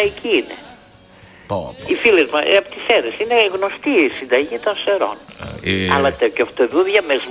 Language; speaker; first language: Greek; native; Greek